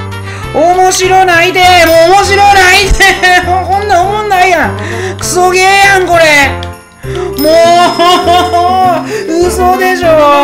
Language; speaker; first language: Japanese; native; Japanese